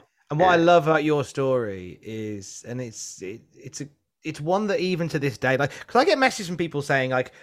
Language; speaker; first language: English; native; English